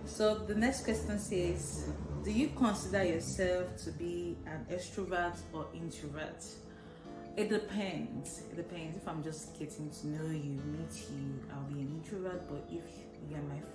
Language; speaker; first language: English; non-native, local second language; Yoruba